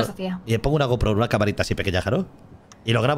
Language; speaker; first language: Spanish; native; Spanish